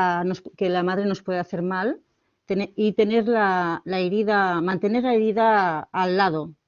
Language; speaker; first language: Spanish; native; Spanish